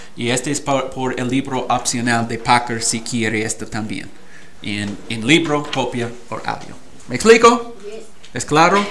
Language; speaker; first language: Spanish; non-native, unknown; English